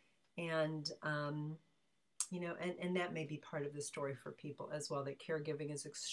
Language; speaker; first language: English; native; English